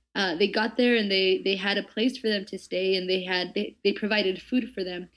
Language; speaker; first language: English; native; English